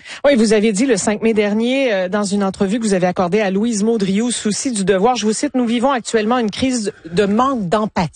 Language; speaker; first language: French; native; French